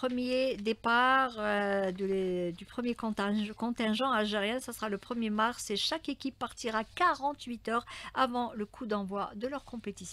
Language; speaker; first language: French; non-native, local second language; Arabic